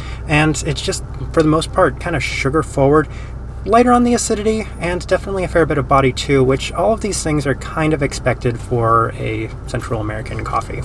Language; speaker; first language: English; native; English